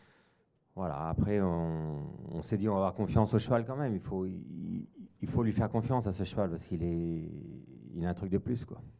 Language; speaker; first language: French; native; French